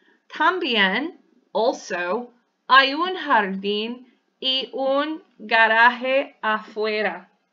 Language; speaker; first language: Spanish; non-native, fluent; English